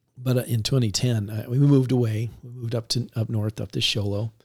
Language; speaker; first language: English; native; English